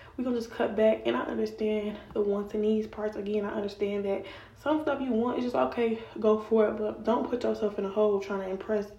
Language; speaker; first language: English; native; English